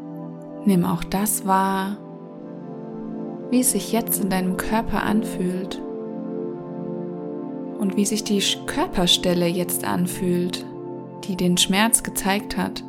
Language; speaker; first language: German; native; German